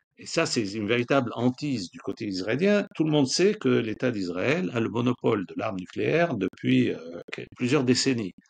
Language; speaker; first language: French; non-native, local second language; Arabic